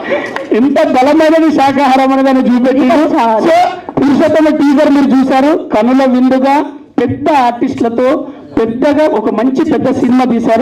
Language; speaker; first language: Telugu; native; Telugu